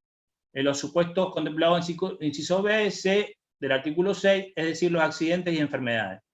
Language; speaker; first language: Spanish; native; Spanish